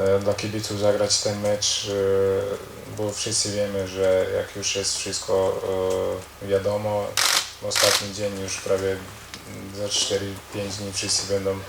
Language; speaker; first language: Polish; non-native, learner; Croatian